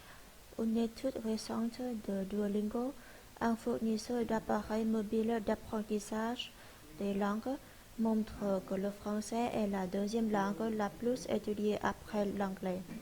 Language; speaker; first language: French; non-native, learner; Vietnamese